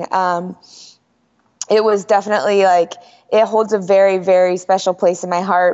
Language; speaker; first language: English; native; English